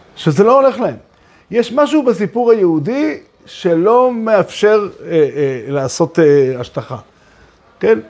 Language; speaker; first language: Hebrew; native; Hebrew